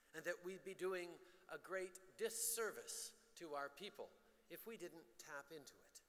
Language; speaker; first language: English; early bilingual, other home language; French